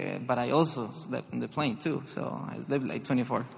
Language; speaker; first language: English; non-native, fluent; Spanish